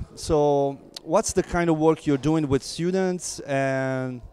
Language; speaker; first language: English; non-native, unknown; Italian